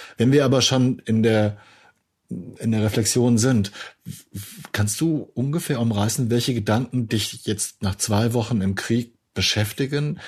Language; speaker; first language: German; native; German